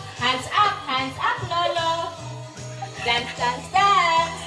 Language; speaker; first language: English; non-native, local second language; Filipino